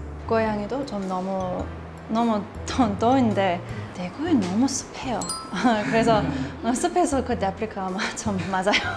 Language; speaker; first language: Korean; non-native, learner; English